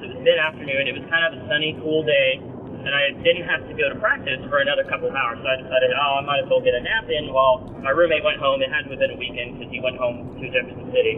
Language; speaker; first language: English; native; English